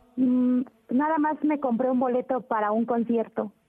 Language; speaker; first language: Spanish; non-native, fluent; Turkish